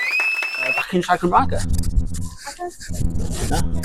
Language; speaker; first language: Welsh; non-native, fluent; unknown